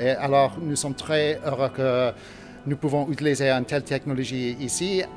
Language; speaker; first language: French; non-native, learner; English